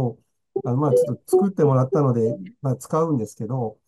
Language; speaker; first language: Japanese; native; Japanese